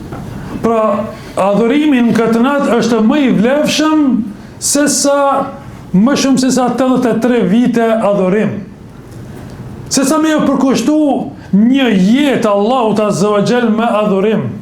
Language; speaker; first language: Albanian; native; Albanian